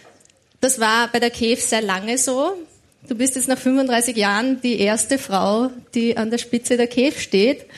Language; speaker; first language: German; native; German